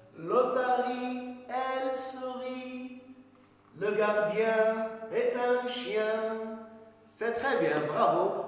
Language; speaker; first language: French; non-native, local second language; Arabic